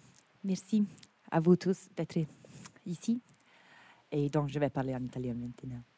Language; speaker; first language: French; non-native, fluent; Italian